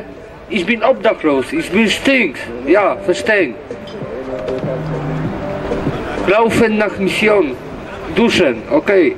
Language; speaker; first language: German; non-native, learner; Polish